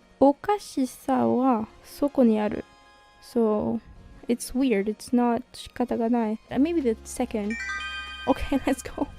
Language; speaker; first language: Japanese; non-native, fluent; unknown